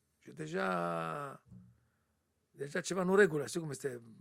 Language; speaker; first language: Romanian; non-native, learner; Hebrew